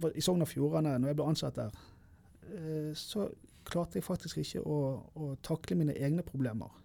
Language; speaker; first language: Norwegian; native; Norwegian